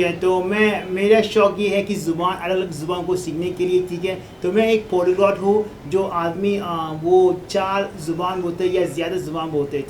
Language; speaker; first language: Hindi; non-native, learner; Arabic